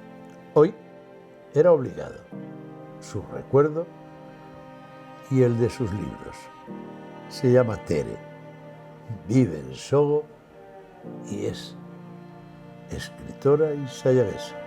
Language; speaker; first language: Spanish; native; Spanish